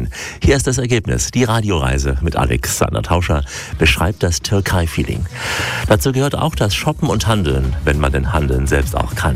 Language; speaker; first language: German; native; German